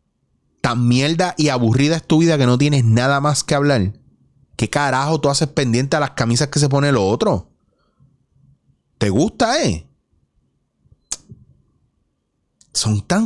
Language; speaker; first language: Spanish; native; Spanish